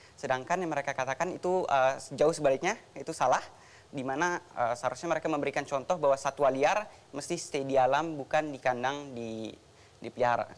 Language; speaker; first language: Indonesian; native; Indonesian